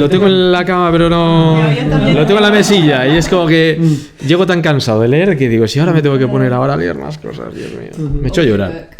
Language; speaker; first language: Spanish; native; Spanish